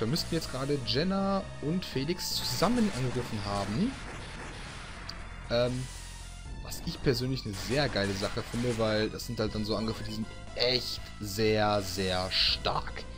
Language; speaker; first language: German; native; German